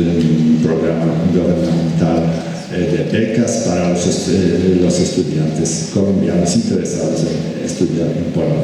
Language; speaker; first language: Spanish; non-native, fluent; Polish